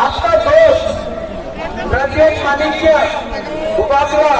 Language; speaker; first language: Hindi; non-native, local second language; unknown